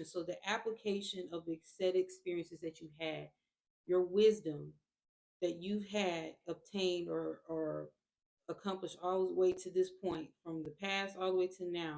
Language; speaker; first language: English; native; English